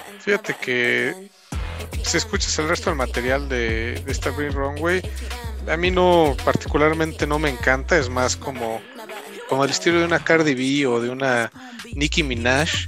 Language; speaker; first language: Spanish; native; Spanish